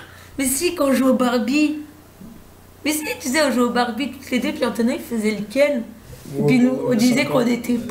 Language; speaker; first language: French; native; French